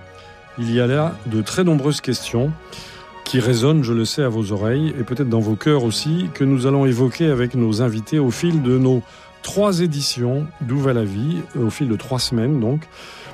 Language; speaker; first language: French; native; French